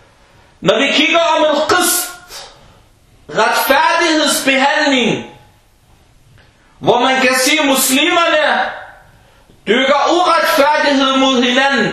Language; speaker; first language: Danish; early bilingual, other home language; Arabic